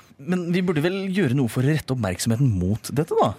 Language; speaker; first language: Norwegian; native; Norwegian